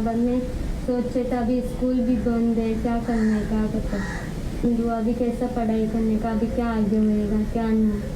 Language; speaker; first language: Hindi; non-native, local second language; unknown